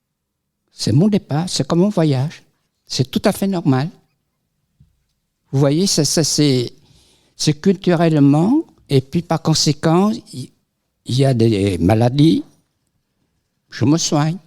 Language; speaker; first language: French; non-native, fluent; Vietnamese